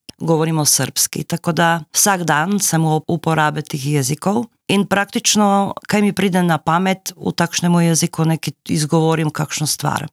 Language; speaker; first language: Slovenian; non-native, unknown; Slovak